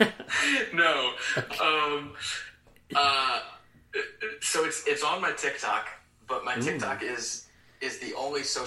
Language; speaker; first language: English; native; English